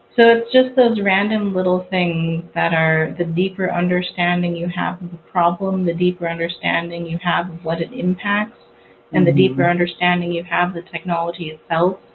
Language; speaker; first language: English; native; English